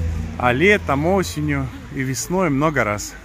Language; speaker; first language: Russian; native; Russian